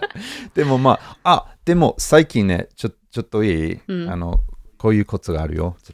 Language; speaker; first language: Japanese; non-native, fluent; English